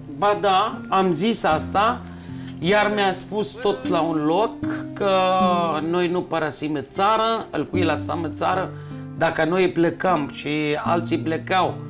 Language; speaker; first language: Romanian; non-native, fluent; Arabic